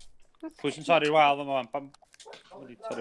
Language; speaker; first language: Welsh; native; Welsh